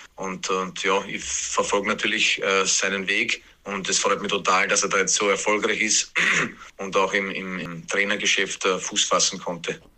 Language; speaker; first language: German; native; German